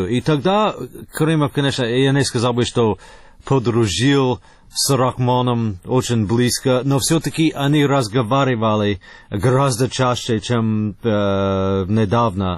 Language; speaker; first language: Russian; non-native, fluent; English